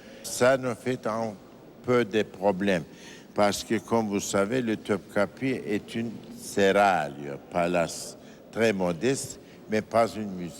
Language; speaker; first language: French; non-native, fluent; Turkish